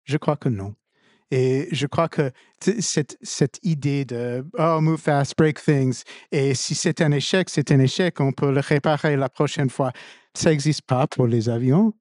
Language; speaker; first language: French; non-native, fluent; English